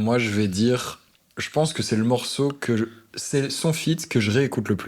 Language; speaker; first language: French; native; French